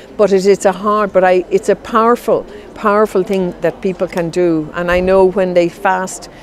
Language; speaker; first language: English; native; English